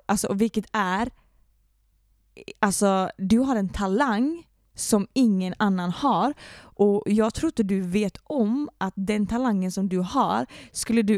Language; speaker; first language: Swedish; native; Swedish